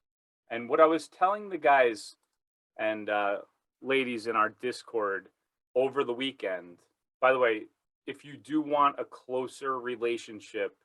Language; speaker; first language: English; native; English